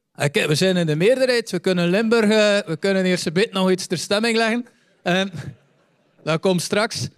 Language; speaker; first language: Dutch; native; Dutch